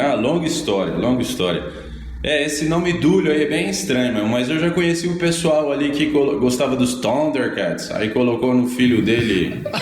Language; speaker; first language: Portuguese; non-native, fluent; Spanish